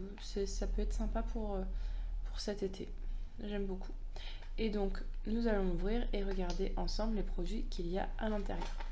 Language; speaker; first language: French; native; French